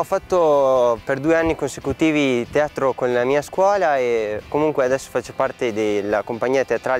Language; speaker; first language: Italian; native; Italian